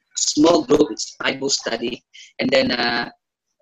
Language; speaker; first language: English; non-native, local second language; Hiligaynon